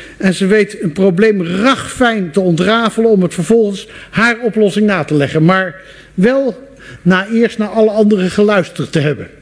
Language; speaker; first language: Dutch; native; Dutch